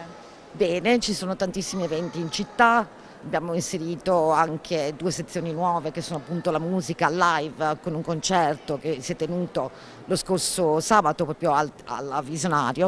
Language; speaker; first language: Italian; native; Italian